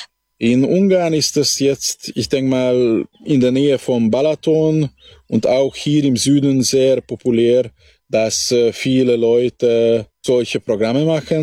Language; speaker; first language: German; non-native, local second language; Hungarian